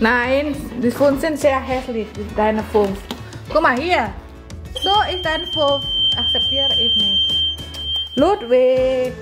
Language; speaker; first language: German; non-native, learner; Indonesian